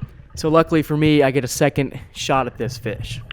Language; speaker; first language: English; native; English